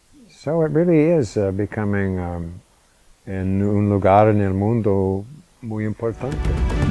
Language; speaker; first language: Spanish; non-native, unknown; English